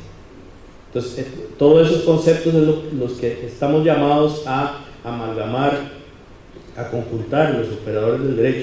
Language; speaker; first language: Spanish; native; Spanish